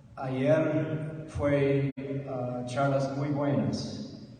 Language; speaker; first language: Spanish; non-native, learner; English